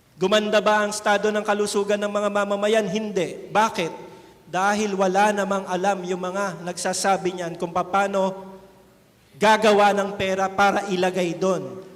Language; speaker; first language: Filipino; native; Filipino